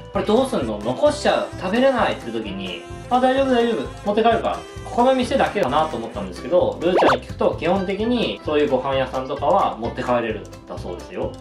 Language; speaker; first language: Japanese; native; Japanese